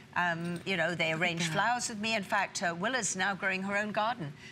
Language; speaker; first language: English; native; English